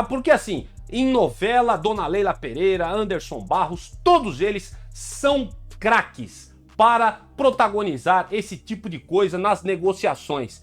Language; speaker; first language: Portuguese; native; Portuguese